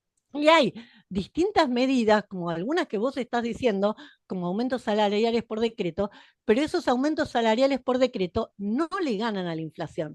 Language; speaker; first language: Spanish; native; Spanish